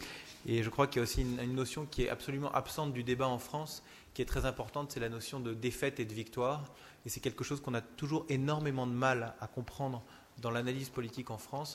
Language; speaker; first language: French; native; French